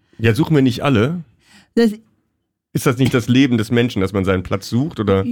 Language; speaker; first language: German; native; German